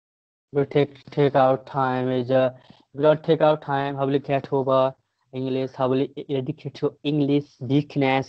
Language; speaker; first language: English; non-native, fluent; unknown